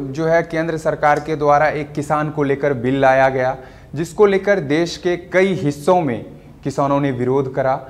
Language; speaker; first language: Hindi; native; Hindi